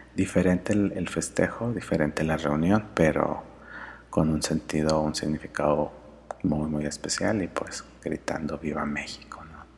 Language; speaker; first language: Spanish; native; Spanish